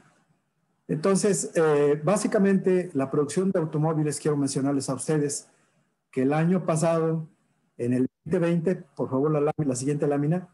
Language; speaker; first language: Spanish; native; Spanish